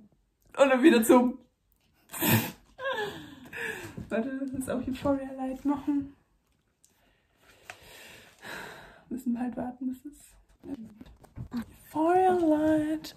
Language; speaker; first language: German; native; German